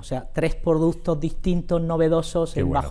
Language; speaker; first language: Spanish; native; Spanish